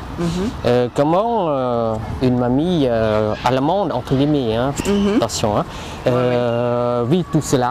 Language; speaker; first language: French; native; French